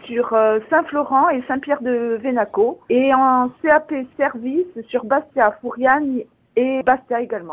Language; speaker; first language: French; native; French